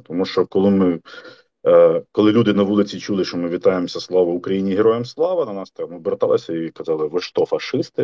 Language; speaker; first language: Ukrainian; native; Ukrainian